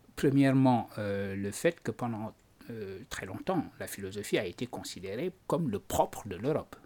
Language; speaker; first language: French; non-native, local second language; Wolof